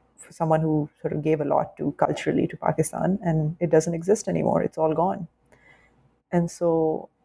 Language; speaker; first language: English; non-native, local second language; Urdu